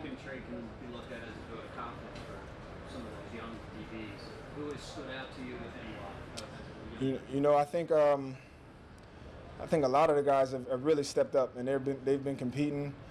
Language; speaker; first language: English; native; English